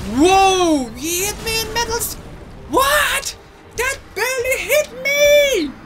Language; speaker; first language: English; non-native, fluent; Persian